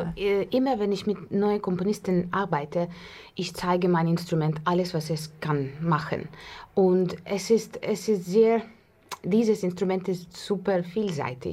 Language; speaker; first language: German; non-native, fluent; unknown